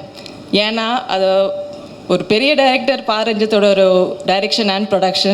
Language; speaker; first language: Tamil; non-native, learner; Malayalam